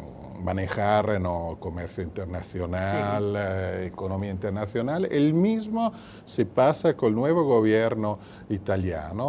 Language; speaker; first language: Spanish; non-native, fluent; Italian